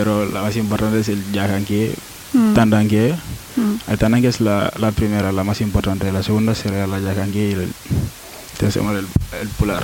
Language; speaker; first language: Spanish; non-native, learner; Wolof